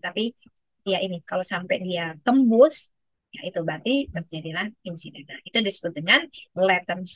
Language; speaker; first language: Indonesian; native; Indonesian